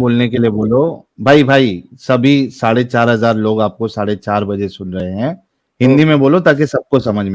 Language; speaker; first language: Hindi; native; Hindi